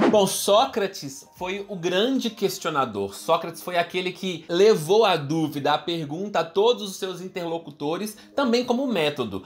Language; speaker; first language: Portuguese; native; Portuguese